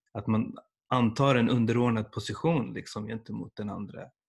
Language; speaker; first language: Swedish; early bilingual, other home language; Persian